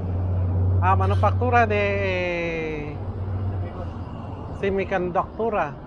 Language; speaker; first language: Spanish; non-native, learner; Filipino